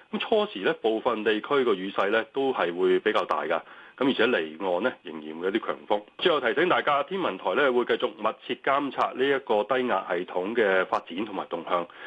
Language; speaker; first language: Cantonese; native; Cantonese